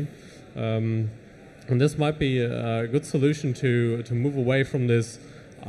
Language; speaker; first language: English; non-native, fluent; German